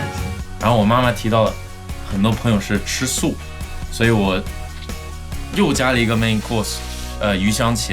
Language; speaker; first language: Chinese; non-native, local second language; English